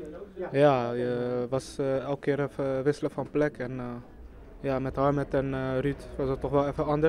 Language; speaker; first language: Dutch; native; Dutch